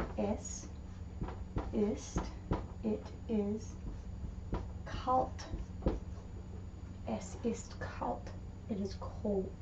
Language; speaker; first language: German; non-native, learner; English